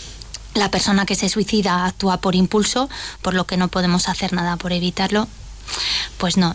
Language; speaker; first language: Spanish; native; Spanish